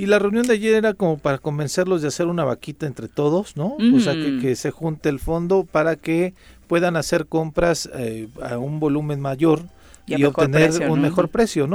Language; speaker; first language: Spanish; native; Spanish